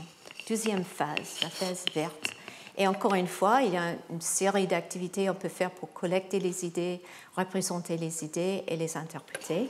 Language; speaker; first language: French; non-native, fluent; English